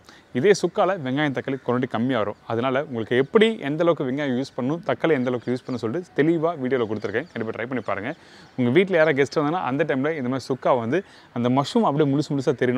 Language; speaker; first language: Tamil; native; Tamil